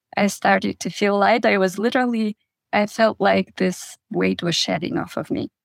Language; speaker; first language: English; non-native, fluent; Russian